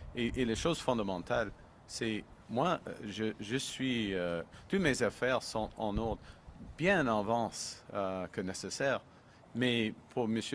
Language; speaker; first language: French; non-native, local second language; English